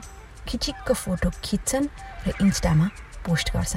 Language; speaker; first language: Nepali; native; Nepali